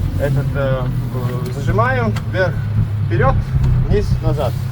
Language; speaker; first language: Russian; native; Russian